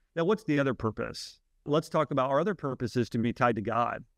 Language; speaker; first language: English; native; English